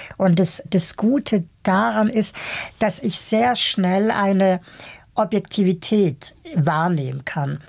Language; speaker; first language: German; early bilingual, other home language; Bosnian